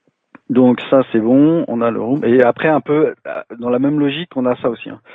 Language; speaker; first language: French; native; French